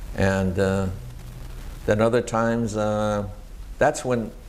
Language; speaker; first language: English; native; English